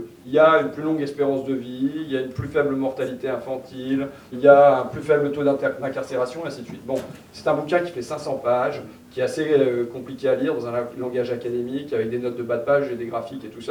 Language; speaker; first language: French; native; French